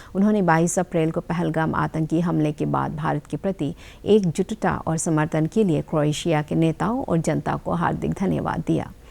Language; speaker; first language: Hindi; non-native, local second language; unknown